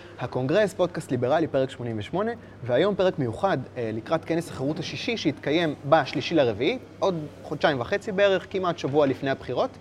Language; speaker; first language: Hebrew; native; Hebrew